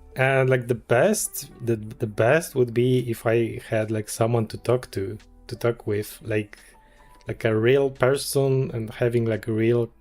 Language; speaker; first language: English; non-native, fluent; Polish